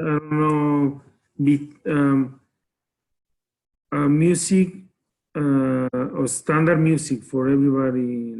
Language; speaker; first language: English; non-native, learner; Spanish